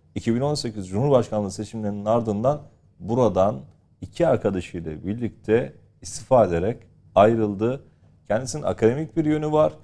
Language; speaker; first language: Turkish; native; Turkish